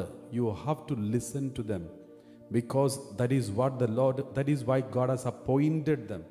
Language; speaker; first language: English; non-native, local second language; Malayalam